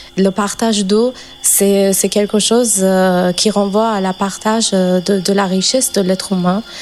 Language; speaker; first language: French; non-native, fluent; Persian